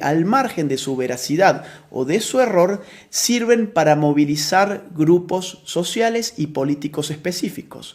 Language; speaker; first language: Spanish; native; Spanish